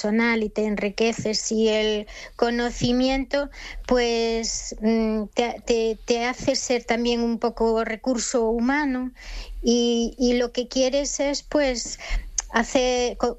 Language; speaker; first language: Spanish; native; Spanish